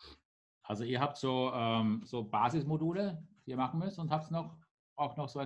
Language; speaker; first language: German; native; German